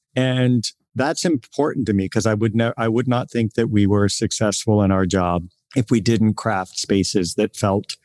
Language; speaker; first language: English; native; English